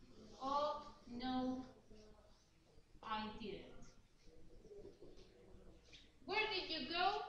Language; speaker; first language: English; non-native, fluent; Spanish